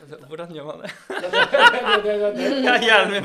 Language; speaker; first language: Norwegian; native; Norwegian